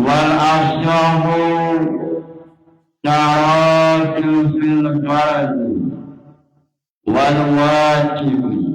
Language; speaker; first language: Arabic; non-native, fluent; Indonesian